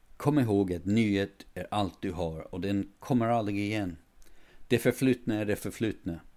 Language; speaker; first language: Swedish; non-native, fluent; English